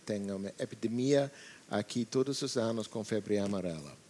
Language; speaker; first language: Portuguese; non-native, learner; English